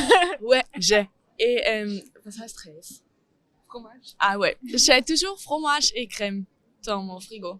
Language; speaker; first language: French; non-native, learner; German